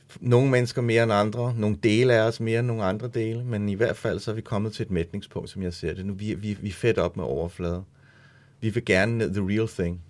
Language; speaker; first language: Danish; early bilingual, other home language; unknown